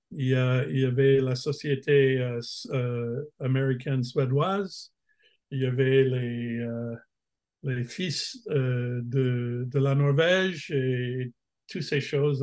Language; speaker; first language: French; non-native, fluent; English